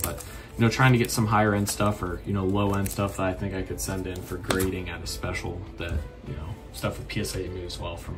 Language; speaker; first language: English; native; English